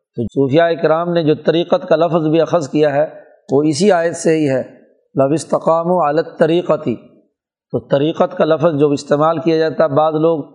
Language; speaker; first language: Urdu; non-native, local second language; Punjabi